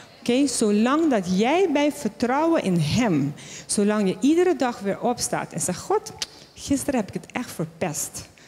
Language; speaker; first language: Dutch; non-native, local second language; Papiamento